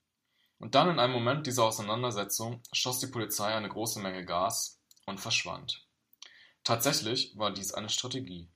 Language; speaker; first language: German; native; German